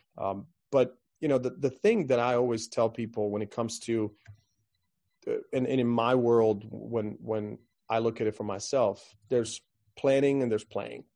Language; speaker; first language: English; non-native, fluent; Croatian